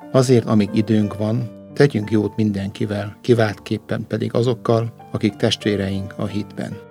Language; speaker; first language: Hungarian; early bilingual, heritage; Hungarian